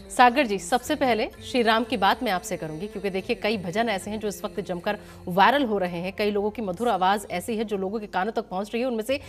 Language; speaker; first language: Hindi; native; Hindi